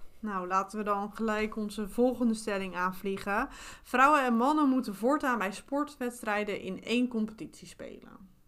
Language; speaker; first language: Dutch; native; Dutch